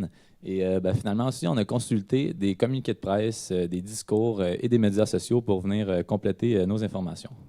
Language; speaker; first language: French; native; French